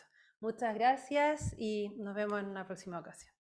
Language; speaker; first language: Spanish; native; Spanish